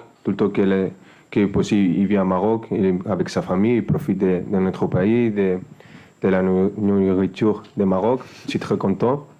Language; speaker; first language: French; non-native, fluent; Spanish